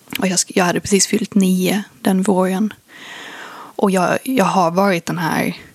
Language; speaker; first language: Swedish; early bilingual, other home language; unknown